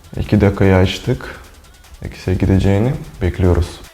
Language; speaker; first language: Turkish; non-native, learner; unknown